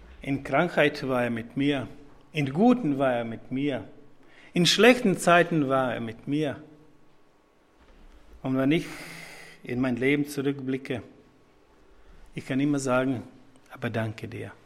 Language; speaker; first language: German; non-native, fluent; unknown